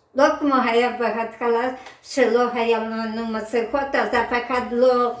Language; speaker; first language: Hebrew; non-native, fluent; Ukrainian